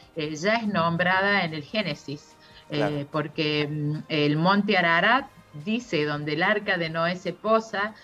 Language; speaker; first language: Spanish; native; Spanish